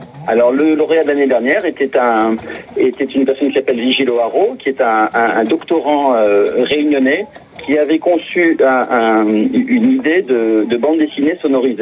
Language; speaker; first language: French; native; French